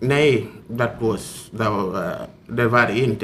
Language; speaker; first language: Swedish; non-native, learner; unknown